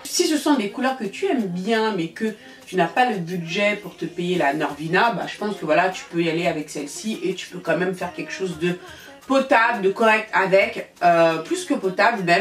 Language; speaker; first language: French; native; French